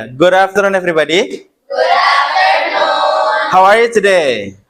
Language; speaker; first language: English; non-native, learner; Indonesian